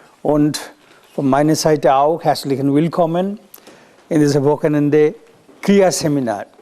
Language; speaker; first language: German; non-native, learner; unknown